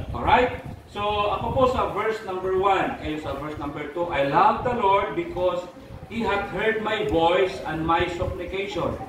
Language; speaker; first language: Filipino; non-native, local second language; Aklanon